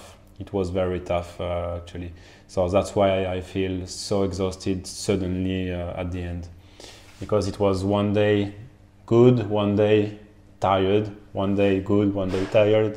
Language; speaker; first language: English; non-native, fluent; French